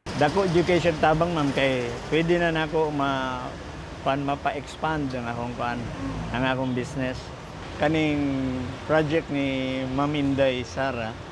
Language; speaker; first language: Cebuano; native; Cebuano